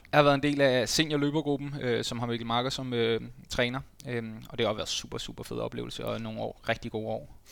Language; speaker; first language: Danish; native; Danish